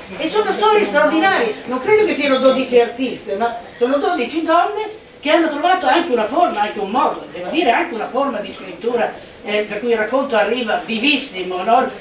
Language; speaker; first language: Italian; native; Italian